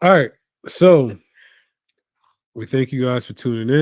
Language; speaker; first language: English; native; English